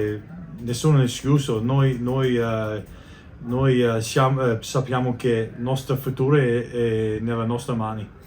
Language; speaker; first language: Italian; non-native, learner; English